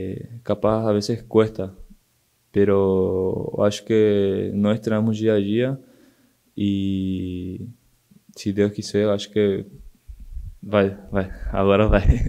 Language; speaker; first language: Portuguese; non-native, local second language; Spanish